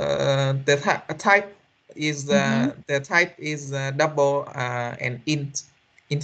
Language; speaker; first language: English; non-native, learner; Vietnamese